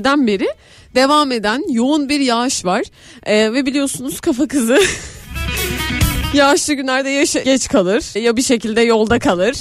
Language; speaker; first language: Turkish; native; Turkish